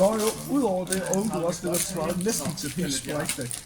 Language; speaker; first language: Danish; native; Danish